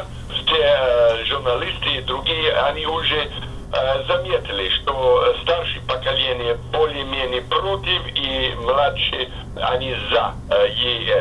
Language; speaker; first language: Russian; non-native, fluent; English